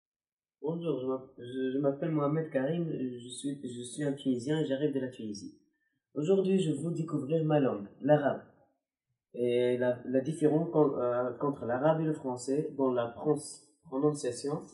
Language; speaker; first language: French; non-native, learner; Arabic